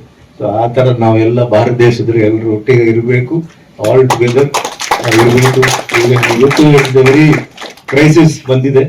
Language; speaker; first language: Kannada; non-native, fluent; Tulu